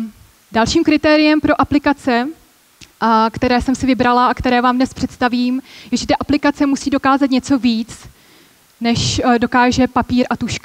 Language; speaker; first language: Czech; native; Czech